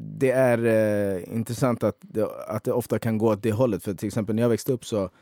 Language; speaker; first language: Swedish; native; Swedish